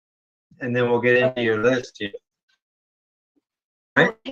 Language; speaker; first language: English; native; English